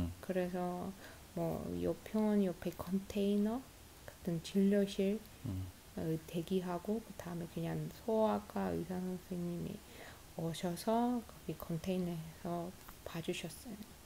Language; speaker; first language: Korean; non-native, fluent; Russian